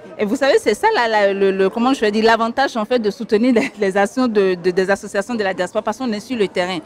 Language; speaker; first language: French; non-native, local second language; Fon